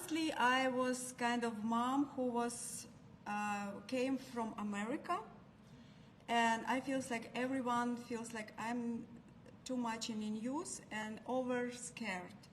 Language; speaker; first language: English; non-native, learner; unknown